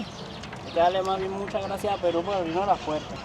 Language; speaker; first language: Spanish; native; Spanish